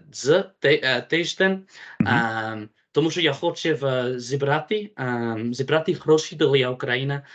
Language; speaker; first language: Ukrainian; non-native, learner; English